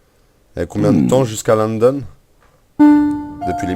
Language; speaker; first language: French; native; French